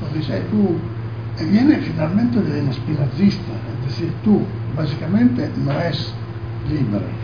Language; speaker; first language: Spanish; non-native, fluent; Italian